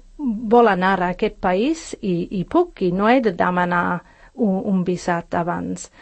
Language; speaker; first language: Catalan; non-native, fluent; English